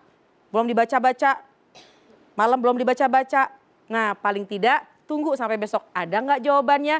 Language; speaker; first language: Indonesian; native; Indonesian